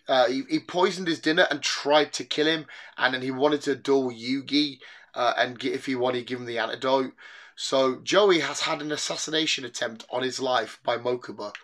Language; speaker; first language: English; native; English